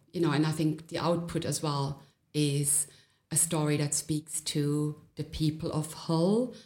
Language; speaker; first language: English; non-native, fluent; German